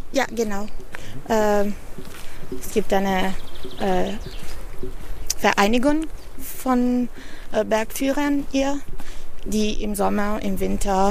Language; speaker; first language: German; non-native, fluent; Italian